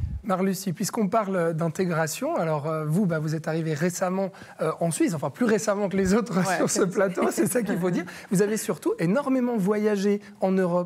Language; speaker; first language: French; native; French